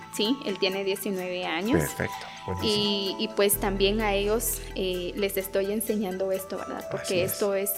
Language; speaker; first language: Spanish; non-native, local second language; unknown